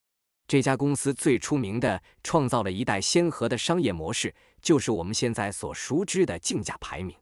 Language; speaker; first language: Chinese; native; Chinese